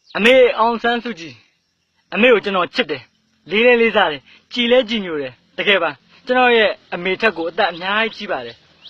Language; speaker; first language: Burmese; native; Burmese